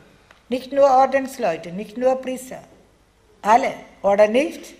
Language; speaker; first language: German; non-native, fluent; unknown